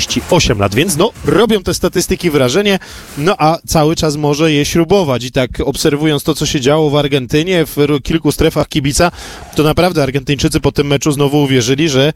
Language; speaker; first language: Polish; native; Polish